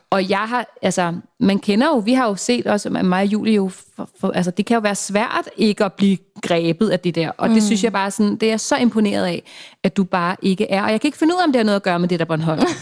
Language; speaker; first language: Danish; native; Danish